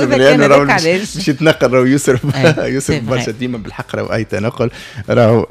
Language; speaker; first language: Arabic; native; Arabic